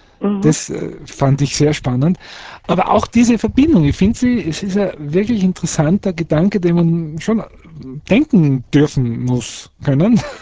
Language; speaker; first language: German; early bilingual, other home language; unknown